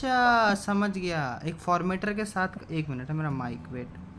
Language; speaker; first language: Hindi; native; Hindi